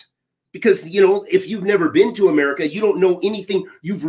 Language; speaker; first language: English; native; English